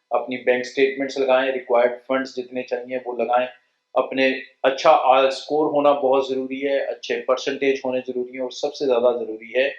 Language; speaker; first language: Hindi; non-native, local second language; Punjabi